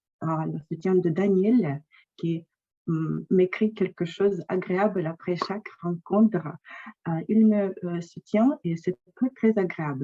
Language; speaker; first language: French; non-native, fluent; Russian